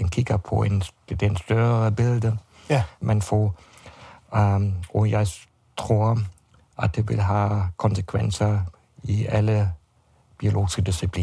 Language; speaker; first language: Danish; non-native, fluent; German